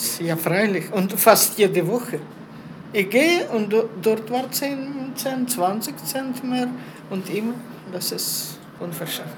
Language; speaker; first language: German; non-native, learner; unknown